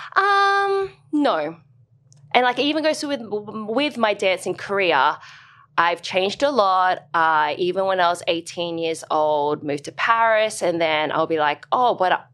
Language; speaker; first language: English; native; English